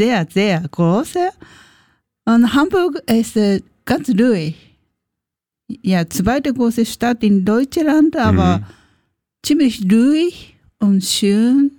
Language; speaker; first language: German; non-native, learner; Japanese